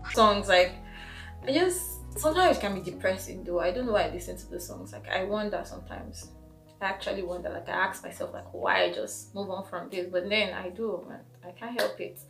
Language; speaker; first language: English; non-native, local second language; Igbo